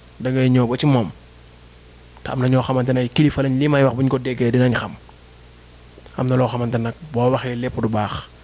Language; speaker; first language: Wolof; native; Wolof